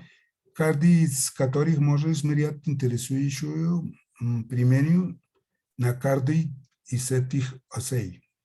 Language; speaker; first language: Russian; non-native, fluent; Spanish